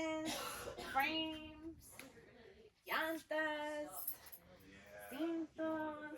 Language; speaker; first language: Spanish; early bilingual, heritage; Spanish